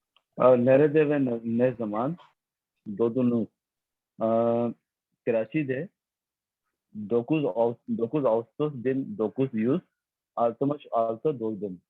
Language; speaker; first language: Turkish; non-native, learner; Urdu